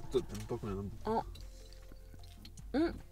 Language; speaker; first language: French; native; French